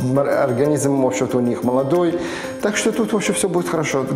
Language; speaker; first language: Russian; non-native, fluent; Arabic